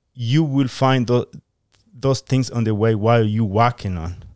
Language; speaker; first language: English; non-native, fluent; Spanish